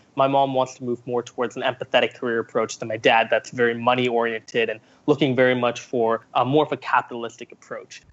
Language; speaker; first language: English; early bilingual, other home language; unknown